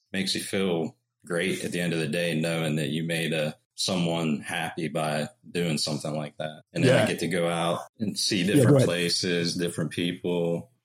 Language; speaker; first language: English; native; English